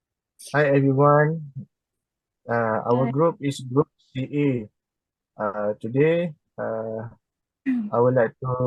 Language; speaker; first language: English; non-native, learner; Malay